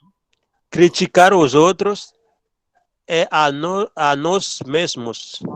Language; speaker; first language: Portuguese; non-native, learner; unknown